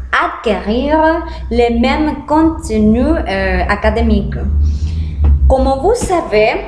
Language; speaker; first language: French; non-native, learner; Spanish